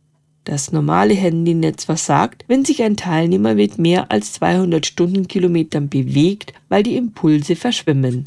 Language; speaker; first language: German; native; German